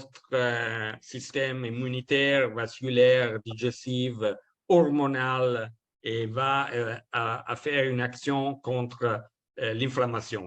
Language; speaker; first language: French; non-native, learner; Italian